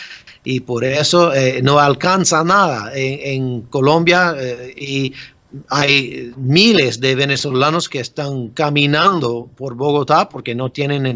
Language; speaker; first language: Spanish; non-native, fluent; English